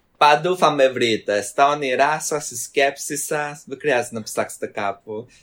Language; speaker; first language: Greek; early bilingual, other home language; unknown